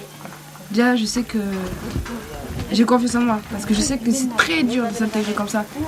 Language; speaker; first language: French; native; French